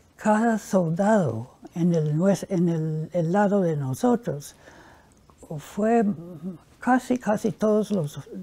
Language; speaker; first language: Spanish; non-native, fluent; English